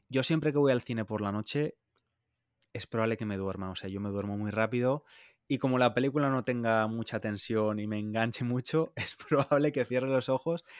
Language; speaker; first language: Spanish; native; Spanish